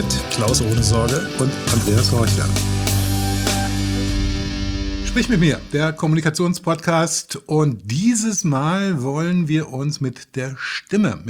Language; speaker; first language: German; native; German